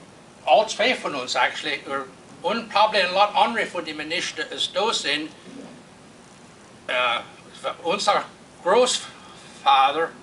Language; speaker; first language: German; early bilingual, heritage; Pennsylvania German